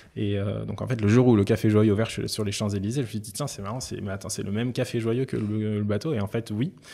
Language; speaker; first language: French; native; French